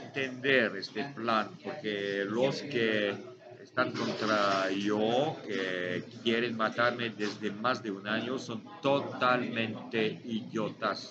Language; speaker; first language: Spanish; non-native, learner; French